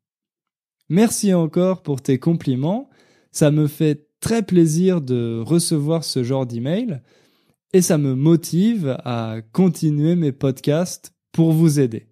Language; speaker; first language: French; native; French